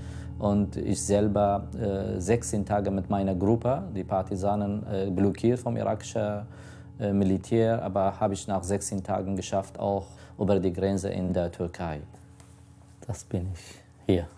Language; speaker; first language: German; non-native, fluent; Kurdish